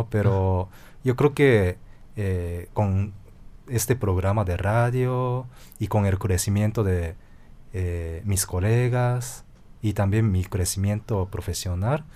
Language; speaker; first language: Spanish; non-native, fluent; Japanese